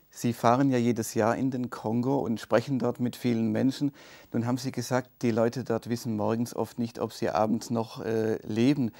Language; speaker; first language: German; native; German